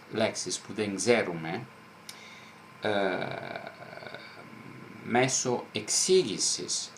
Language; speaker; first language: Greek; non-native, fluent; Italian